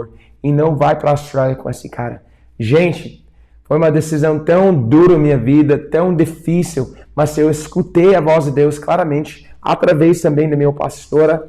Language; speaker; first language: Portuguese; non-native, fluent; English